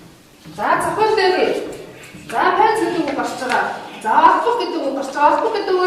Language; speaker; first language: Mongolian; native; Mongolian